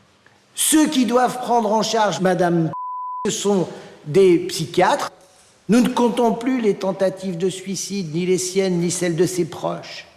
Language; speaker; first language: French; native; French